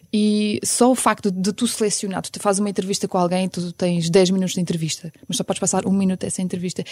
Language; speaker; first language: Portuguese; early bilingual, other home language; Ukrainian